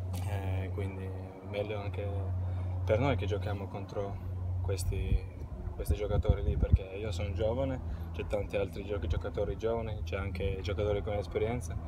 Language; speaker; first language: Italian; non-native, learner; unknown